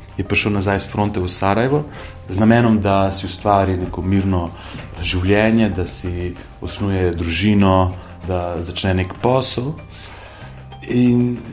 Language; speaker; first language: Slovenian; non-native, local second language; Bosnian